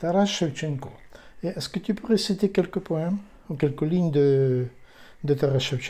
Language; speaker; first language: French; non-native, learner; Ukrainian